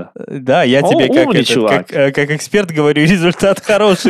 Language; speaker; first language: Russian; native; Russian